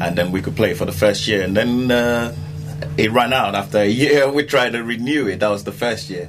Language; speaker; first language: English; non-native, local second language; Yoruba